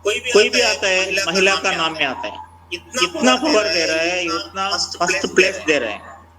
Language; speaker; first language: Hindi; non-native, local second language; Telugu